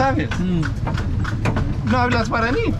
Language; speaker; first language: Spanish; non-native, fluent; Danish